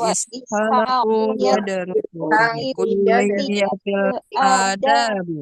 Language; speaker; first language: Arabic; non-native, learner; Indonesian